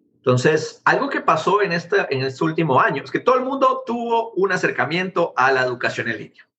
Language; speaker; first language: Spanish; native; Spanish